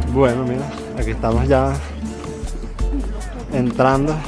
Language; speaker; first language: Spanish; native; Spanish